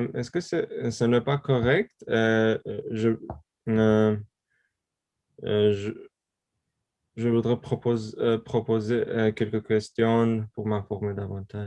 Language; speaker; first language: French; non-native, learner; Persian